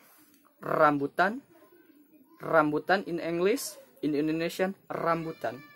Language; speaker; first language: English; non-native, learner; Indonesian